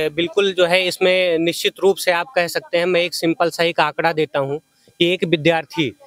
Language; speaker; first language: Hindi; native; Hindi